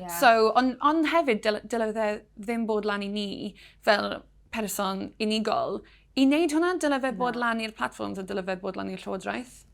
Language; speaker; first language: Welsh; non-native, local second language; English